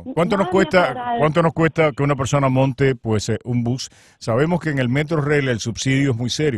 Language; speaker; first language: Spanish; native; Spanish